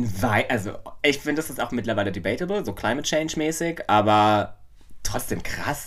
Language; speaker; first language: German; native; German